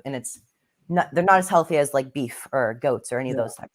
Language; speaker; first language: English; native; English